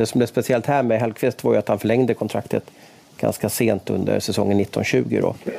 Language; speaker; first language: Swedish; native; Swedish